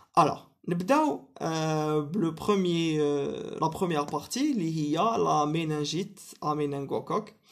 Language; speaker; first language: French; non-native, local second language; Arabic